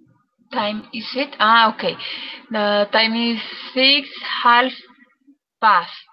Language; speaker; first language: English; non-native, learner; Spanish